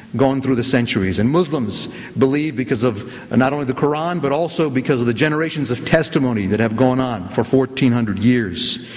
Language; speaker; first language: English; native; English